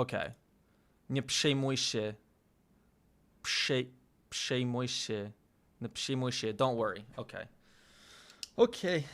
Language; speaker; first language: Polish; non-native, learner; English